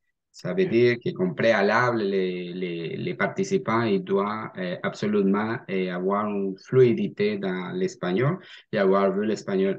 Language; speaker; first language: French; non-native, fluent; Spanish